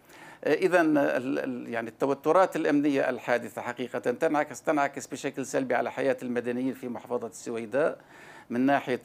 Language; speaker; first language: Arabic; native; Arabic